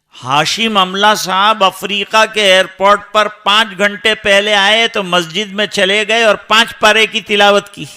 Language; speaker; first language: Urdu; non-native, local second language; Gujarati